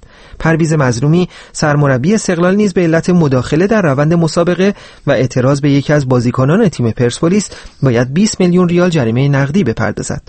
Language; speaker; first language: Persian; native; Persian